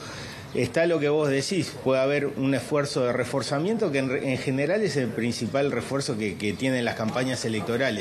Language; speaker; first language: Spanish; native; Spanish